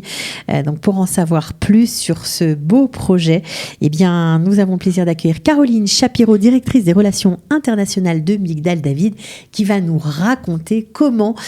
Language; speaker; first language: French; native; French